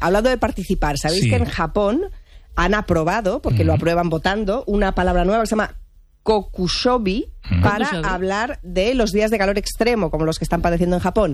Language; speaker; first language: Spanish; native; Spanish